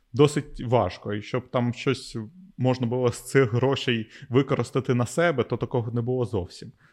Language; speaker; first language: Ukrainian; non-native, local second language; Russian